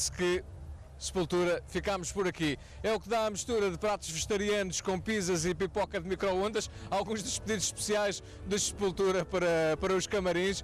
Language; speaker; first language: Portuguese; native; Portuguese